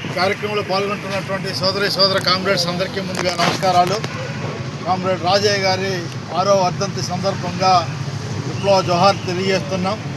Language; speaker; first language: Telugu; native; Telugu